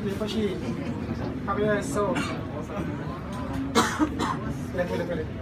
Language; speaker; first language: Korean; non-native, learner; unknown